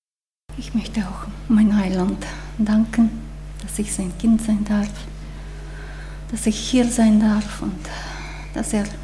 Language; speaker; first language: German; non-native, fluent; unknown